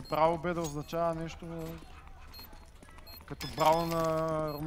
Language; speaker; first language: Bulgarian; native; Bulgarian